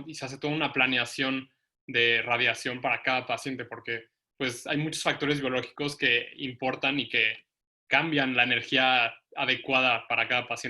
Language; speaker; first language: Spanish; native; Spanish